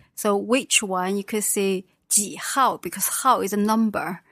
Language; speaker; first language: English; non-native, fluent; Chinese